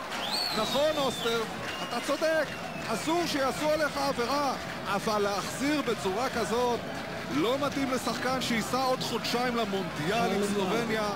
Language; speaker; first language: Hebrew; native; Hebrew